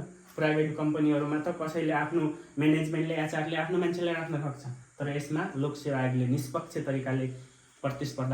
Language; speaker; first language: Nepali; native; Nepali